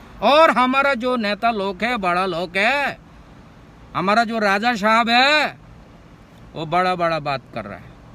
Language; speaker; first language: Hindi; non-native, local second language; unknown